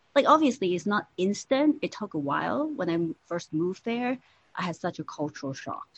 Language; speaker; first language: English; non-native, local second language; Cantonese